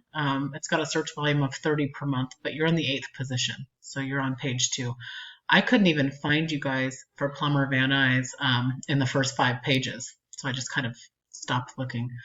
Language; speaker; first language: English; native; English